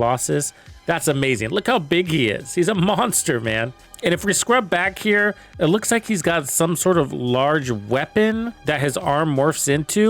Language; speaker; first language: English; native; English